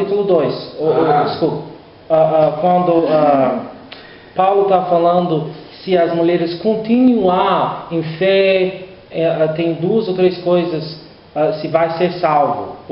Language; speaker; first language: Portuguese; non-native, learner; English